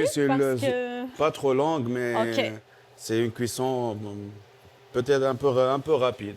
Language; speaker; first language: French; non-native, local second language; Arabic